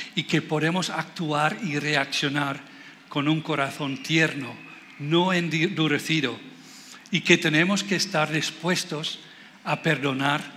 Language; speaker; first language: Spanish; non-native, fluent; Dutch